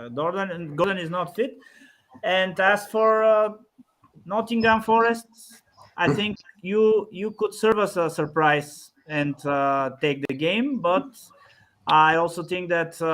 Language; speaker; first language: English; non-native, fluent; Bulgarian